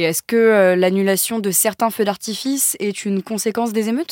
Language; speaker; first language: French; native; French